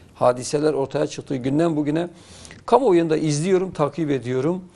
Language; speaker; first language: Turkish; native; Turkish